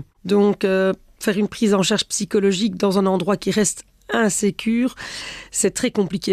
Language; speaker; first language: French; native; French